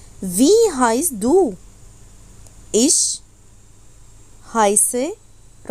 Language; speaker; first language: German; non-native, fluent; Arabic